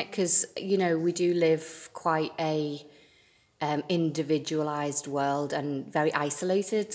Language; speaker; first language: English; native; English